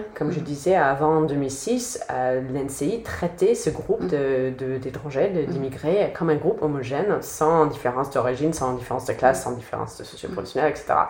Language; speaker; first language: French; non-native, fluent; English